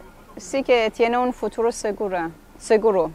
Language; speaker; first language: Spanish; non-native, learner; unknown